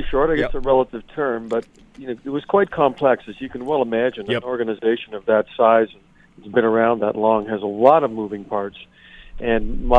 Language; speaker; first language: English; native; English